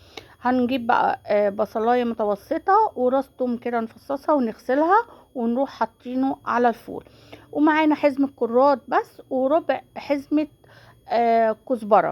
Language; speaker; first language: Arabic; native; Arabic